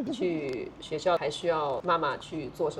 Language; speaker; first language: Chinese; native; Chinese